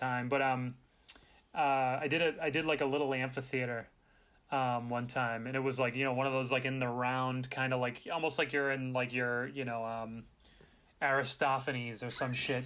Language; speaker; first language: English; native; English